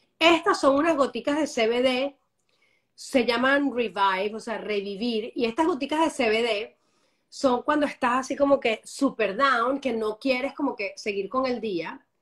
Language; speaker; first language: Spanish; native; Spanish